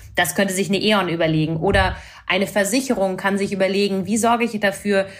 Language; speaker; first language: German; non-native, fluent; English